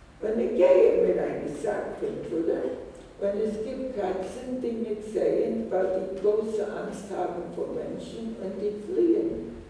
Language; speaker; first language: German; non-native, fluent; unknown